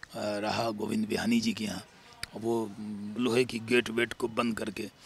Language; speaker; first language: Hindi; native; Hindi